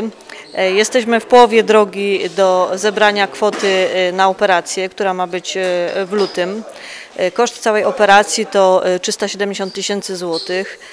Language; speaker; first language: Polish; native; Polish